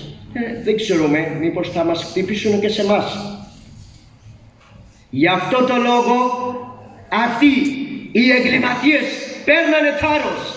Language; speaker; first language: Greek; non-native, learner; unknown